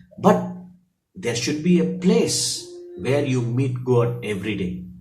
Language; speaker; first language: English; non-native, local second language; Tamil